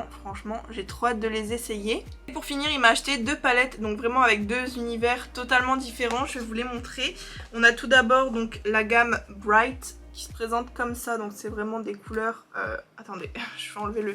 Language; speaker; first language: French; native; French